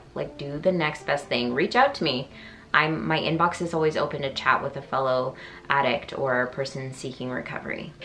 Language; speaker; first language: English; native; English